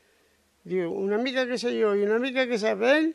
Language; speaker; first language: Catalan; non-native, local second language; Spanish